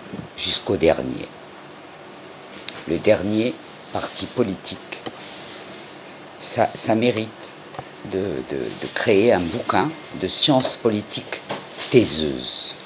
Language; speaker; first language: French; non-native, local second language; Arabic